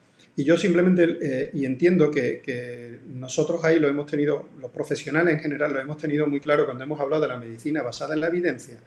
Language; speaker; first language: Spanish; native; Spanish